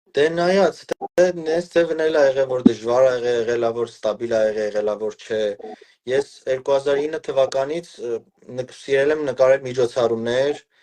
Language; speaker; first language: Armenian; early bilingual, heritage; Armenian